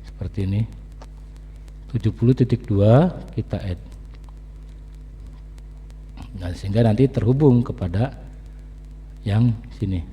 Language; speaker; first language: Indonesian; native; Indonesian